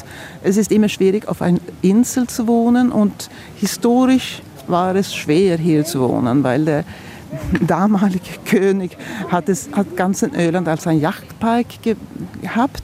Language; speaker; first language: German; non-native, fluent; Swedish